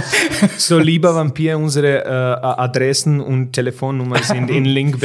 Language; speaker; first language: German; non-native, fluent; Serbian